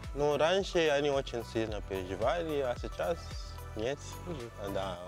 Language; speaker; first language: Russian; non-native, fluent; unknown